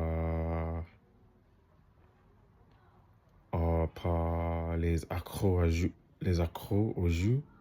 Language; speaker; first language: French; non-native, learner; English